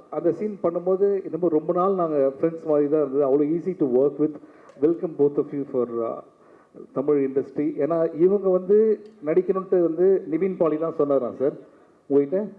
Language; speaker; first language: Tamil; native; Tamil